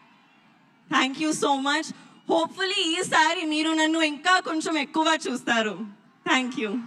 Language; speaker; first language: Telugu; non-native, learner; Hindi